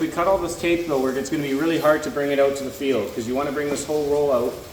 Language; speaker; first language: English; native; English